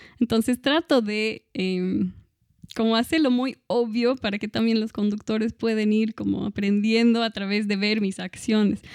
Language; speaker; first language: Spanish; non-native, fluent; English